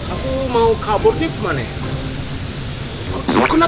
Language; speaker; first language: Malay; non-native, fluent; Japanese